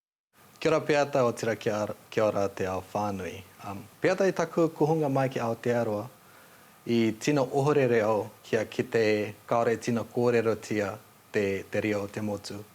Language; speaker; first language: Māori; non-native, fluent; Nepali